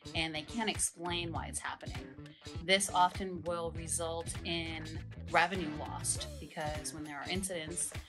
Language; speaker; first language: English; native; English